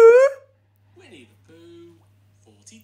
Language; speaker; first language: English; native; English